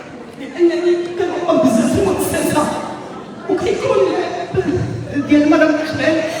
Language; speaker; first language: Arabic; native; Arabic